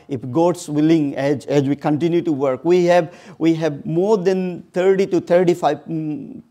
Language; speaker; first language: English; non-native, local second language; Odia